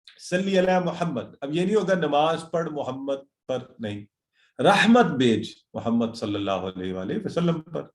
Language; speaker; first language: Urdu; native; Urdu